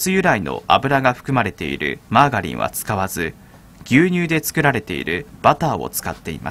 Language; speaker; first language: Japanese; native; Japanese